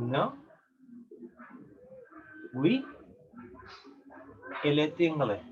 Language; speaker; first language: French; non-native, learner; Spanish